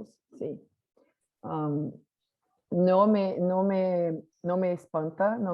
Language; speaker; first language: Spanish; non-native, learner; Portuguese